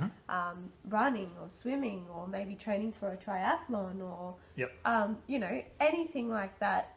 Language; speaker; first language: English; native; English